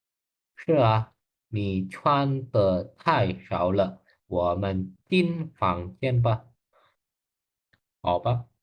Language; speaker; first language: Chinese; non-native, learner; Indonesian